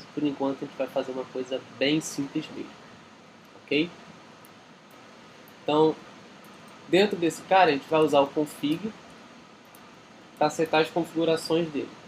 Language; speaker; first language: Portuguese; native; Portuguese